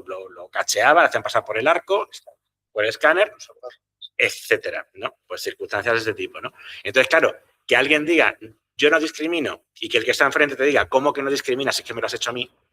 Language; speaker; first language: Spanish; native; Spanish